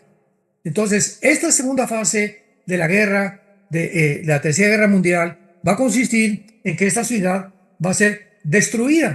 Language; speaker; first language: Spanish; native; Spanish